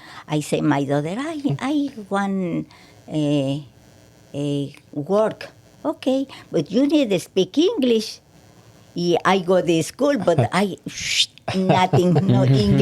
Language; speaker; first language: English; non-native, learner; Spanish